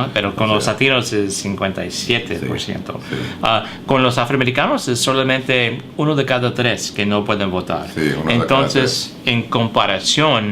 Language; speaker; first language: Spanish; early bilingual, heritage; English